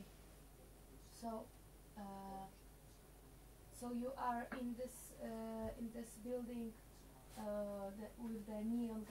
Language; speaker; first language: English; non-native, fluent; Polish